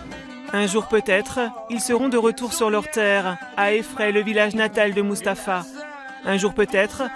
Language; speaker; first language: French; native; French